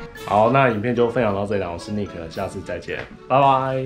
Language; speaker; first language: Chinese; native; Chinese